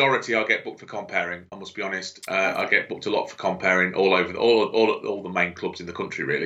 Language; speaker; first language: English; native; English